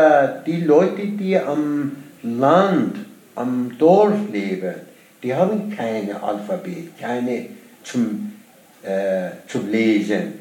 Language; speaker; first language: German; non-native, learner; Persian